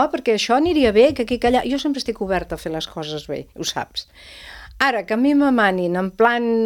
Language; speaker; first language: Catalan; non-native, local second language; Spanish